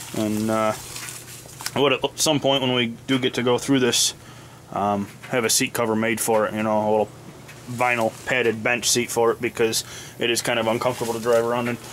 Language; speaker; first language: English; native; English